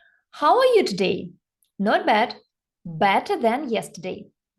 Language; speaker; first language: English; non-native, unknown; Ukrainian